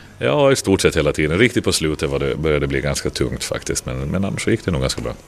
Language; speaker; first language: Swedish; native; Swedish